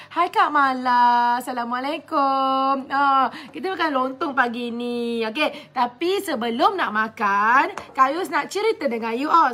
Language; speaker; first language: Malay; native; Malay